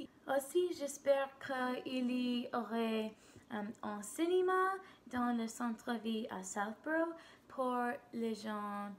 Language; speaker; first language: French; non-native, learner; English